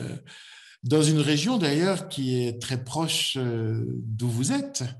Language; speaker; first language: French; native; French